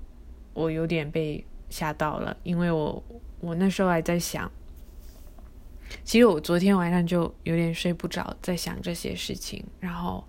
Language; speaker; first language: Chinese; early bilingual, heritage; Chinese